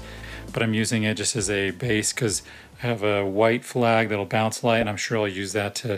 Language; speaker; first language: English; native; English